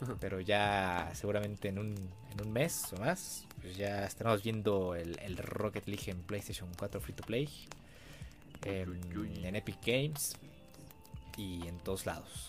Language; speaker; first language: Spanish; native; Spanish